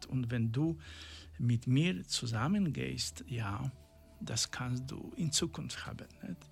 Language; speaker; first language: German; non-native, learner; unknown